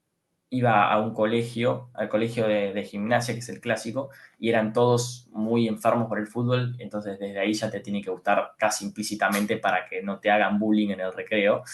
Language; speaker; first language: Spanish; native; Spanish